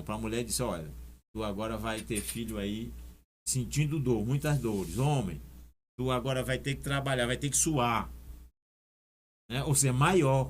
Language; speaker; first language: Portuguese; native; Portuguese